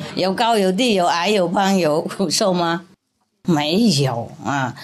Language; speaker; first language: Chinese; non-native, fluent; Vietnamese